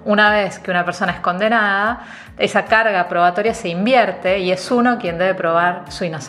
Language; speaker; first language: Spanish; native; Spanish